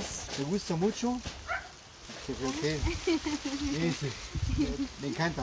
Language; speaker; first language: Spanish; non-native, learner; German